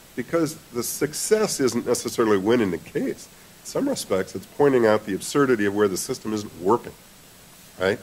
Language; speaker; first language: English; native; English